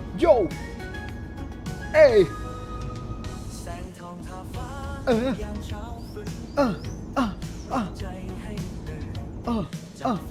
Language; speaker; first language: Thai; native; Thai